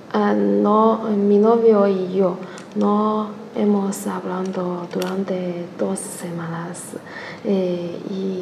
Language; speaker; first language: Spanish; non-native, learner; Chinese